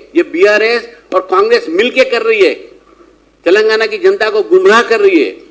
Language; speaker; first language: Hindi; non-native, local second language; Telugu